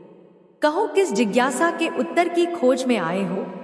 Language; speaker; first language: Hindi; native; Hindi